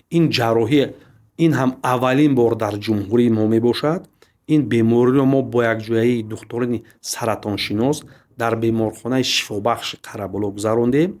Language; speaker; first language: Tajik; native; Tajik